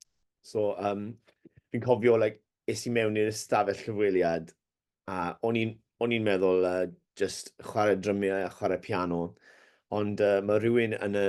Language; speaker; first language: Welsh; non-native, learner; English